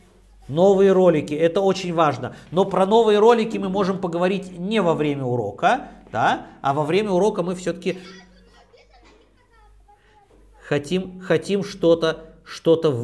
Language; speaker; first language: Russian; native; Russian